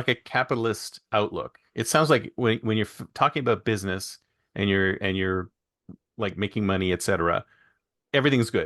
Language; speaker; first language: English; native; English